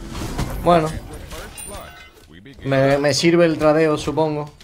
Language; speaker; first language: Spanish; native; Spanish